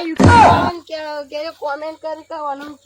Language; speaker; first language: Hindi; non-native, local second language; Gujarati